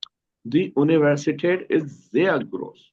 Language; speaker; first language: German; non-native, fluent; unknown